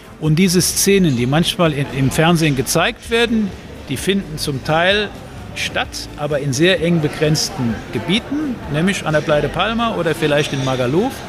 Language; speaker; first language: German; native; German